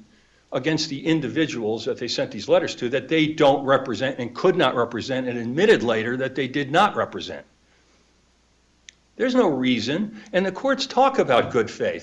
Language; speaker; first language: English; native; English